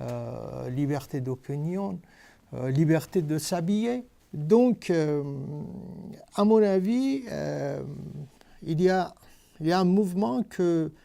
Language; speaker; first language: French; non-native, fluent; Persian